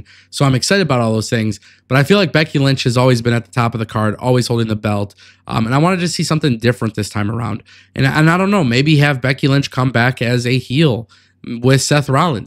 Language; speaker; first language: English; native; English